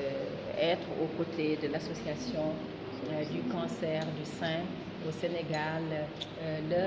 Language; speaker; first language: French; non-native, local second language; Wolof